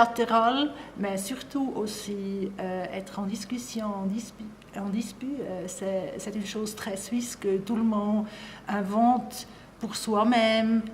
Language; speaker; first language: French; non-native, local second language; German